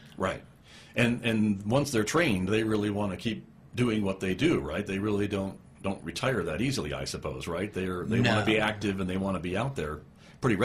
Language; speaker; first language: English; native; English